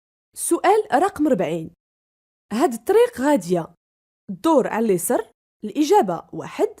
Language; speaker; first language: Arabic; native; Arabic